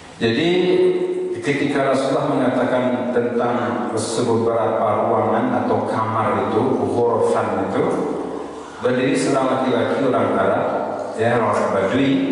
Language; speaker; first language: Malay; non-native, local second language; Minangkabau